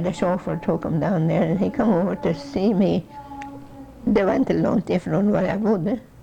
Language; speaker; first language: English; non-native, fluent; Swedish